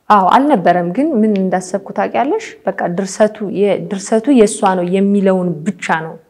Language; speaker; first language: Amharic; native; Amharic